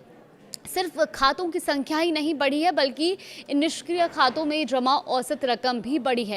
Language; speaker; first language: Hindi; native; Hindi